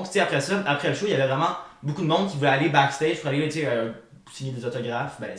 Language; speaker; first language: French; native; French